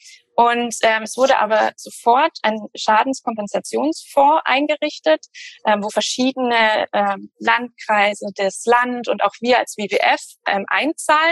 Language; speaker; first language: German; native; German